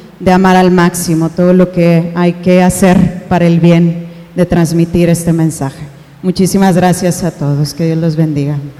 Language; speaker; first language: Spanish; native; Spanish